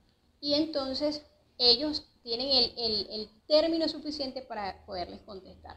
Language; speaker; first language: Spanish; native; Spanish